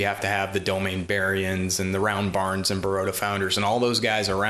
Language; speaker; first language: English; native; English